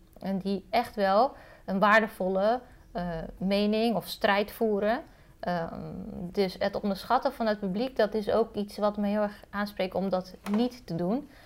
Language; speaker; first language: Dutch; early bilingual, other home language; Romanian